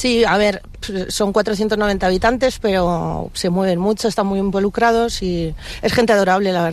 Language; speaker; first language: Spanish; native; Spanish